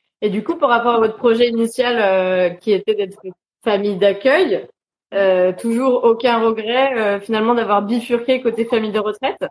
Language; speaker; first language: French; native; French